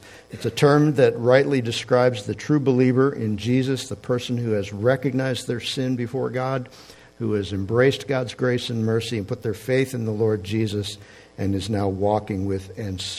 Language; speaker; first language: English; native; English